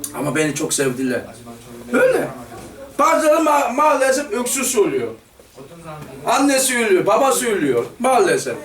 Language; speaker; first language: Turkish; non-native, fluent; Korean